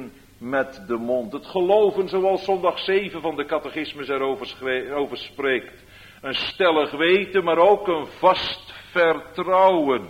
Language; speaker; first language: Dutch; native; Dutch